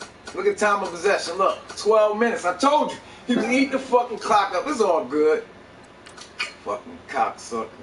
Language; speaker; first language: English; native; English